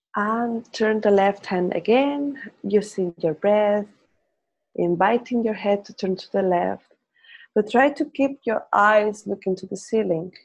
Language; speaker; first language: English; non-native, fluent; Spanish